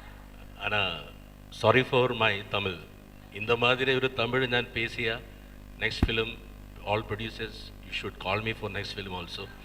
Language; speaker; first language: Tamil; non-native, learner; Malayalam